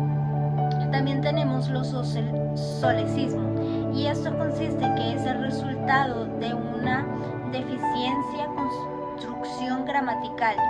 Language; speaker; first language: Spanish; native; Spanish